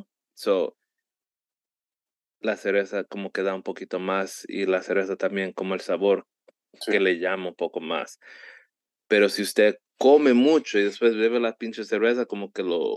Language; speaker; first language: Spanish; early bilingual, heritage; Spanish